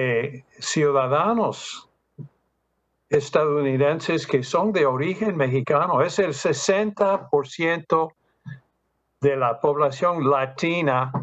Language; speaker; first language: Spanish; non-native, fluent; English